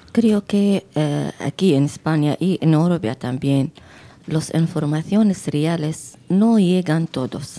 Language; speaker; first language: Spanish; non-native, fluent; Arabic